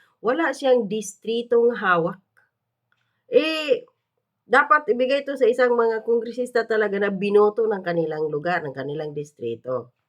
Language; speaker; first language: Filipino; native; Filipino